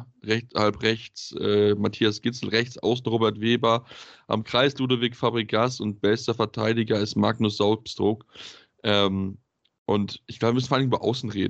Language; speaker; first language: German; native; German